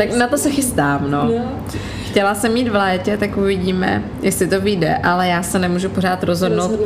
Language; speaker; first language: Czech; native; Czech